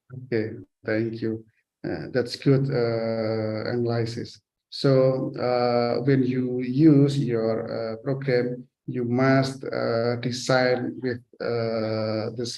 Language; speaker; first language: English; non-native, fluent; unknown